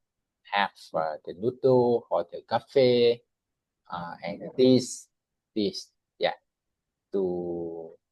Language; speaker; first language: English; non-native, learner; Vietnamese